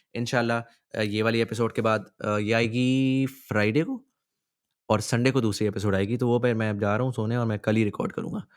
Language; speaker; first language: Urdu; native; Urdu